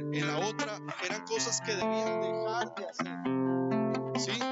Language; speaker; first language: Spanish; native; Spanish